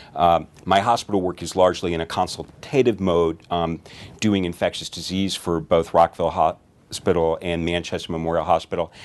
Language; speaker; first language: English; native; English